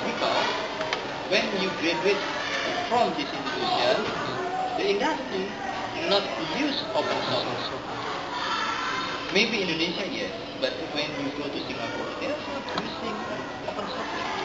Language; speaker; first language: English; non-native, learner; Indonesian